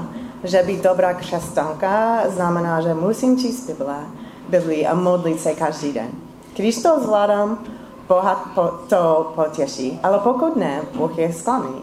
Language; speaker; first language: Czech; non-native, fluent; English